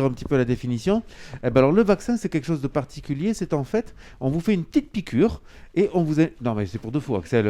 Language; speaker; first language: French; native; French